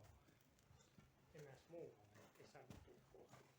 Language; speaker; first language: Finnish; native; Finnish